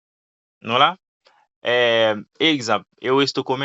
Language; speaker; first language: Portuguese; non-native, fluent; Haitian Creole